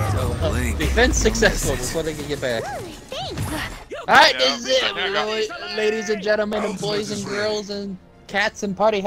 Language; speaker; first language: English; native; English